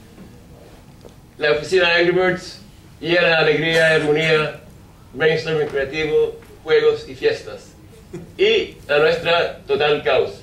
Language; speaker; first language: Spanish; non-native, fluent; Swedish